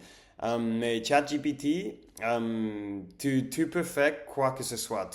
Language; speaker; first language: French; non-native, learner; English